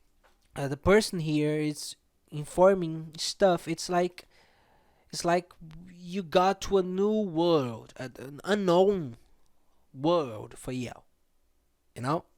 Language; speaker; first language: English; non-native, fluent; Portuguese